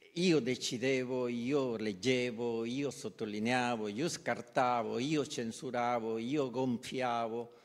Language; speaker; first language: Italian; non-native, fluent; Spanish